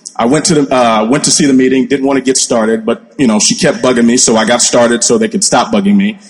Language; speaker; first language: English; native; English